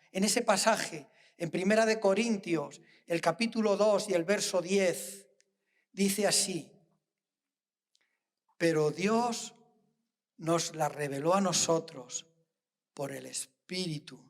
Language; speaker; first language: Spanish; native; Spanish